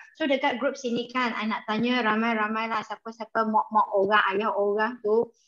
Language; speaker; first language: Malay; non-native, local second language; Chinese